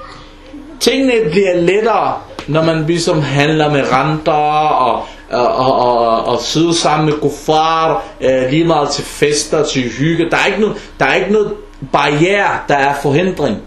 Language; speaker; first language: Danish; non-native, fluent; Arabic